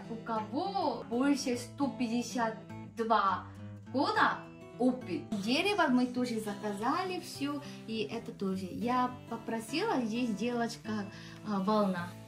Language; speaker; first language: Russian; non-native, learner; Korean